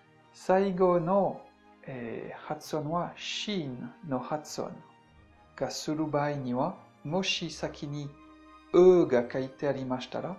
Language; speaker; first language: Japanese; non-native, fluent; French